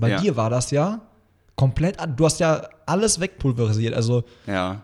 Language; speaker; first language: German; native; German